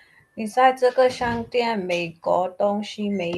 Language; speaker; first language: Chinese; non-native, learner; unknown